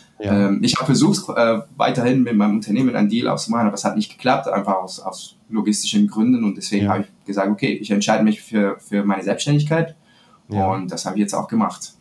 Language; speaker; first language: German; non-native, fluent; Spanish